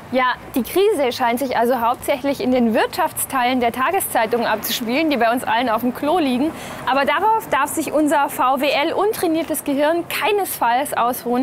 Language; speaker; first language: German; native; German